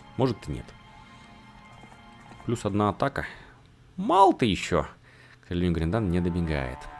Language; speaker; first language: Russian; native; Russian